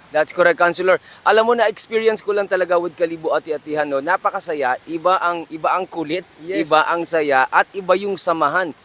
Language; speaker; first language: Filipino; native; Filipino